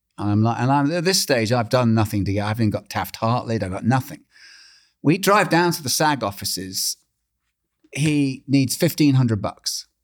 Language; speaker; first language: English; native; English